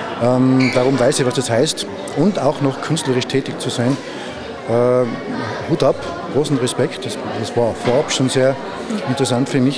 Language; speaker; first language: German; native; German